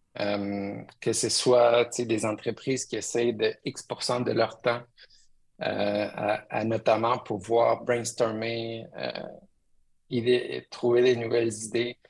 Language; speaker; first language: French; early bilingual, other home language; Spanish